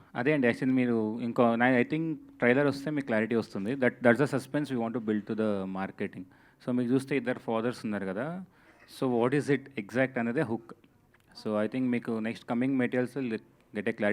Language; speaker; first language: Telugu; native; Telugu